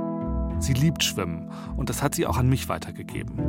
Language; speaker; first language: German; native; German